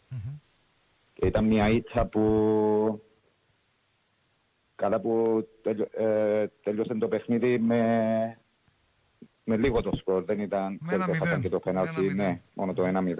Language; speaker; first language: Greek; early bilingual, heritage; English